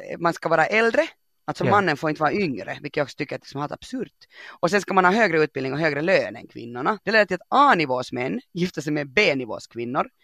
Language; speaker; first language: Swedish; native; Swedish